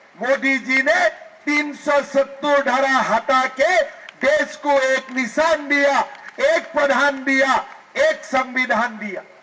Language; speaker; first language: Hindi; non-native, local second language; Assamese